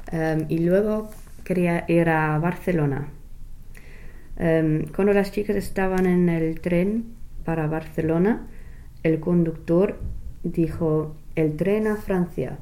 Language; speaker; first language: Spanish; non-native, fluent; English